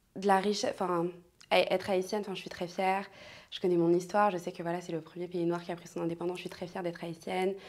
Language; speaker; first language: French; native; French